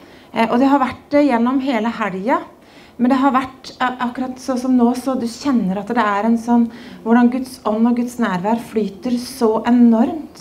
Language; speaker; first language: Norwegian; native; Norwegian